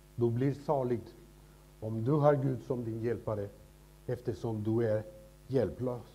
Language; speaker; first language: Swedish; non-native, fluent; Spanish